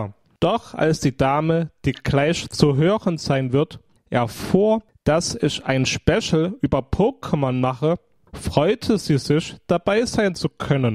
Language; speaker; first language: German; native; German